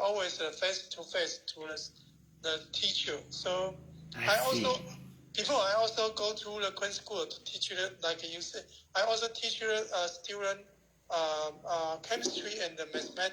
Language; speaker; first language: English; non-native, learner; Chinese